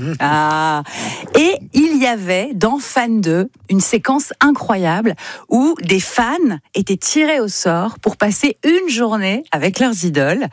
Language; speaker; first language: French; native; French